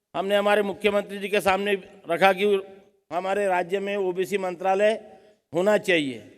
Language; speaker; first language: Hindi; non-native, local second language; Marathi